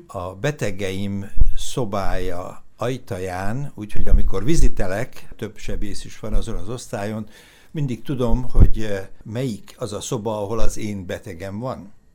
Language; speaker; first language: Hungarian; native; Hungarian